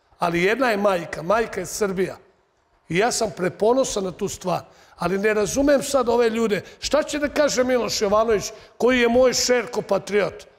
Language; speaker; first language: Serbian; native; Serbian